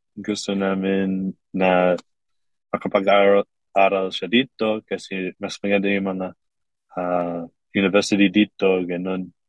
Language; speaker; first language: Filipino; non-native, fluent; English